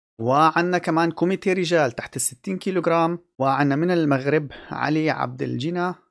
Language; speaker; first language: Arabic; native; Arabic